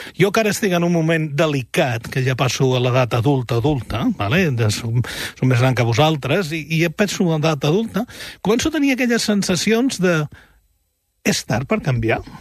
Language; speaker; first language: Catalan; native; Catalan